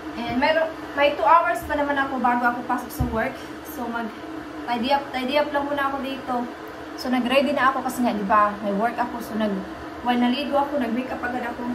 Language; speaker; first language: Filipino; native; Filipino